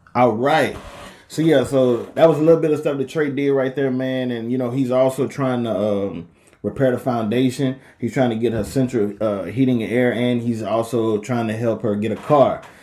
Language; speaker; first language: English; native; English